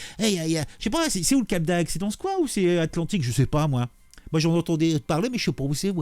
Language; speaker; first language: French; native; French